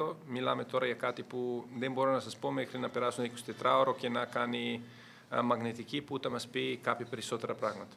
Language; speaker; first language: Greek; non-native, fluent; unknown